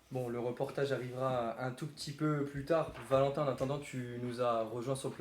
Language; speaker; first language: French; native; French